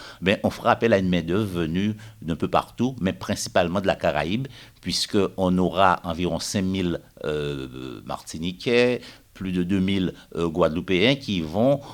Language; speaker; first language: French; native; French